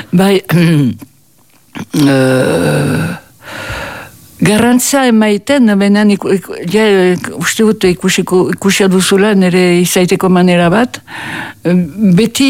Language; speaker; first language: Basque; native; Basque